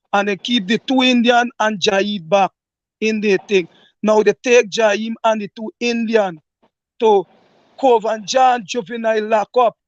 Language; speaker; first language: English; native; English